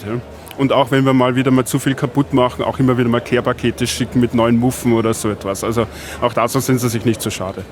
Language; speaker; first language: German; native; German